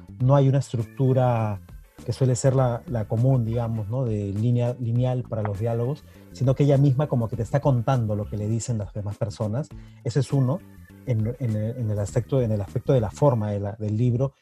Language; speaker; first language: Spanish; native; Spanish